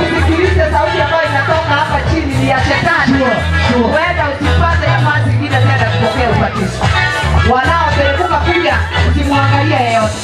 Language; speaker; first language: Swahili; non-native, local second language; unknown